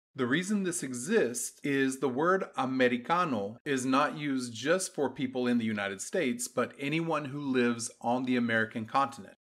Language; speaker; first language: English; native; English